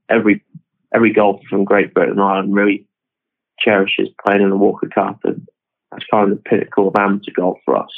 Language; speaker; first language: English; native; English